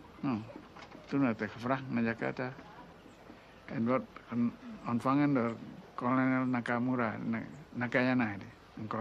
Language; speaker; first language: Dutch; non-native, local second language; Indonesian